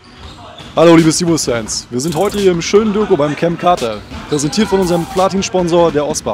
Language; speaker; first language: German; native; German